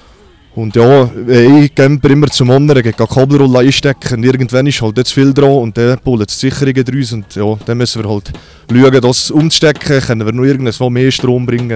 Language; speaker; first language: German; native; German